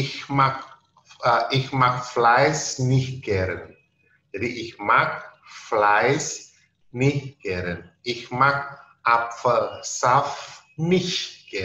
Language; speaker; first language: German; non-native, fluent; Indonesian